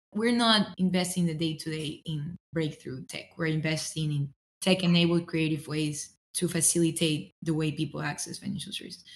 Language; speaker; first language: English; non-native, fluent; Spanish